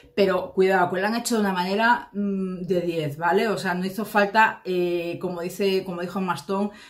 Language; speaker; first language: Spanish; native; Spanish